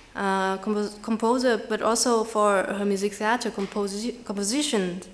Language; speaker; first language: English; non-native, fluent; Vietnamese